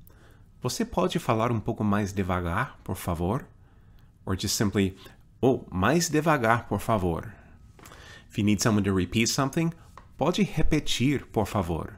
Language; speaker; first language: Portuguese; non-native, fluent; English